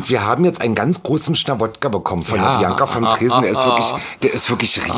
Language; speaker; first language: German; native; German